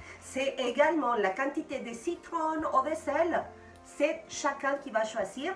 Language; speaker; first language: French; non-native, fluent; Spanish